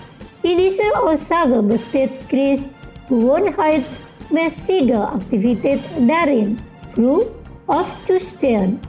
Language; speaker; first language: German; non-native, fluent; Indonesian